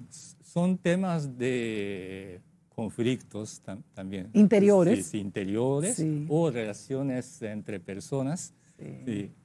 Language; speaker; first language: Spanish; non-native, fluent; Japanese